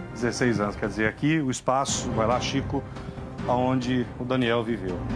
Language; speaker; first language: Portuguese; native; Portuguese